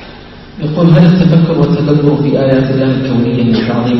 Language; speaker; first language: Arabic; native; Arabic